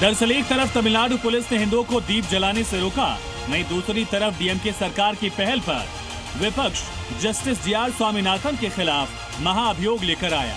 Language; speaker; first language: Hindi; native; Hindi